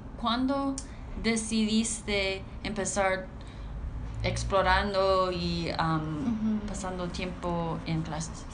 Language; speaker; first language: Spanish; non-native, learner; English